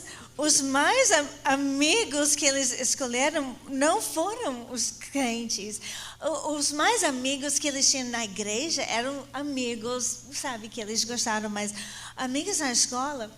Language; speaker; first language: Portuguese; non-native, fluent; English